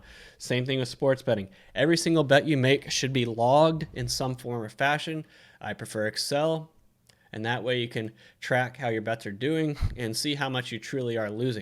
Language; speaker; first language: English; native; English